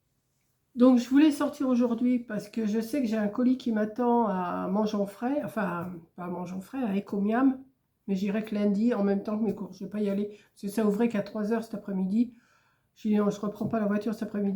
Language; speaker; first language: French; native; French